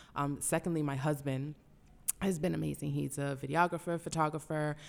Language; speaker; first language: English; early bilingual, other home language; Spanish